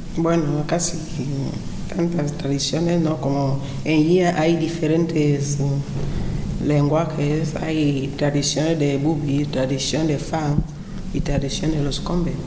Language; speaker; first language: Spanish; non-native, local second language; Fang